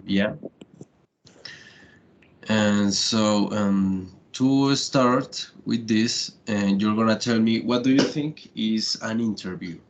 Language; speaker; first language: English; non-native, learner; Spanish